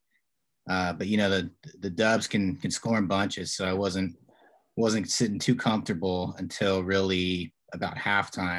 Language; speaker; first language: English; native; English